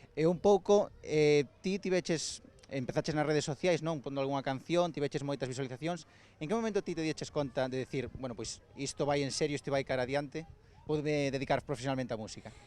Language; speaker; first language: Galician; native; Galician